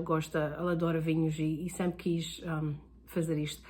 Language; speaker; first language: Portuguese; early bilingual, heritage; Portuguese